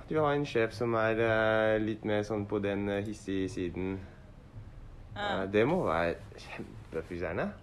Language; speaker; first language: Norwegian; non-native, learner; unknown